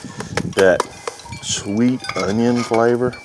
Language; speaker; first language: English; native; English